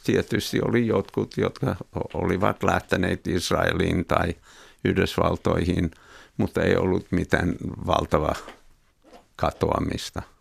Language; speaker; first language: Finnish; non-native, fluent; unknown